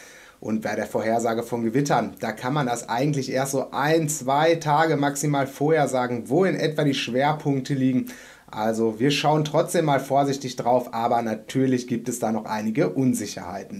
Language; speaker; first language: German; native; German